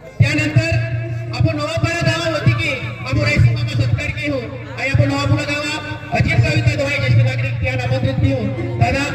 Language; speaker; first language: Marathi; non-native, local second language; Bhili